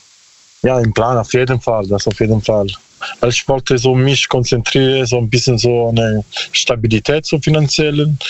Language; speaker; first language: German; non-native, learner; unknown